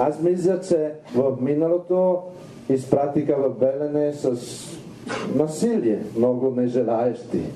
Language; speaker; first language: Bulgarian; non-native, fluent; Italian